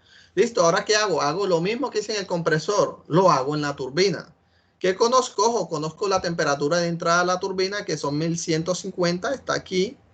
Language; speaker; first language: Spanish; native; Spanish